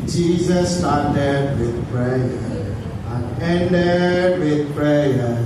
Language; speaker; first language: English; non-native, local second language; Telugu